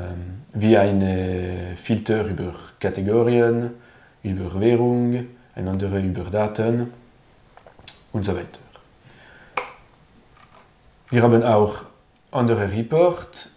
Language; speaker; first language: German; non-native, learner; French